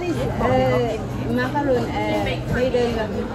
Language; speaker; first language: English; non-native, local second language; Filipino